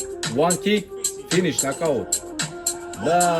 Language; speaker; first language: English; non-native, learner; Turkish